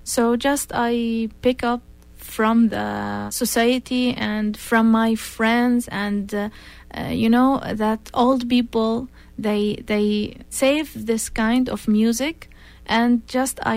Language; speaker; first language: English; non-native, fluent; Arabic